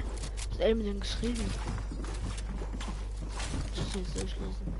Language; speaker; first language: German; native; German